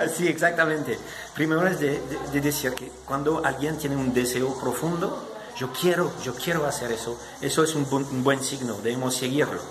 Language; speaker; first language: Spanish; non-native, fluent; French